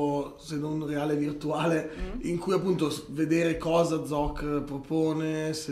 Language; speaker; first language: Italian; native; Italian